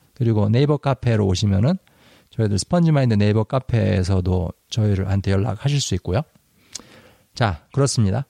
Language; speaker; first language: Korean; native; Korean